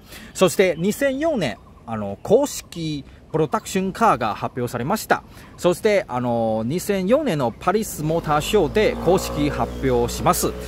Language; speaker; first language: Japanese; non-native, learner; Chinese